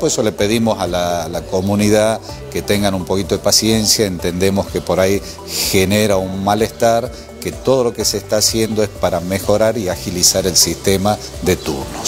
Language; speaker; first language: Spanish; native; Spanish